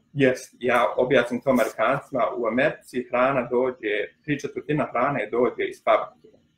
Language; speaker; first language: Croatian; early bilingual, other home language; Bosnian